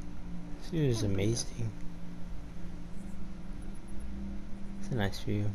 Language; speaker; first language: English; native; English